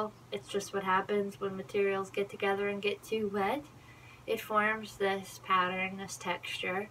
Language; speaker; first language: English; native; English